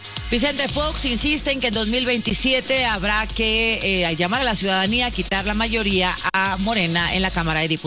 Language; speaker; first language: Spanish; native; Spanish